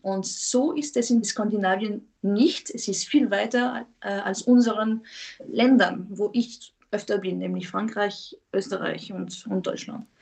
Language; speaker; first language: German; non-native, fluent; French